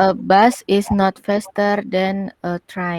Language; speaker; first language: English; non-native, learner; Indonesian